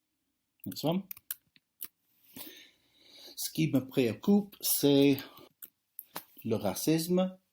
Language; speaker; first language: French; non-native, fluent; English